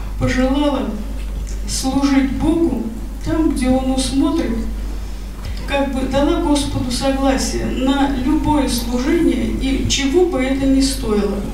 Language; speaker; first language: Russian; native; Russian